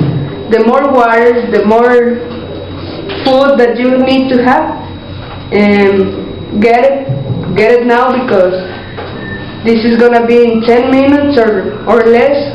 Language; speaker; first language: English; non-native, learner; Spanish